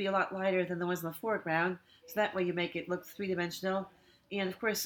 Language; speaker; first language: English; native; English